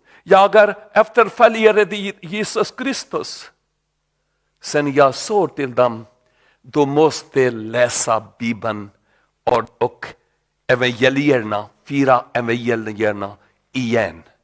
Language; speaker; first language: Swedish; non-native, learner; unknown